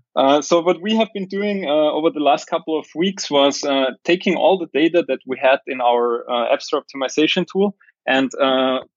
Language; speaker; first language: English; non-native, fluent; German